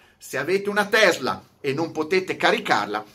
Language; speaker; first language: Italian; native; Italian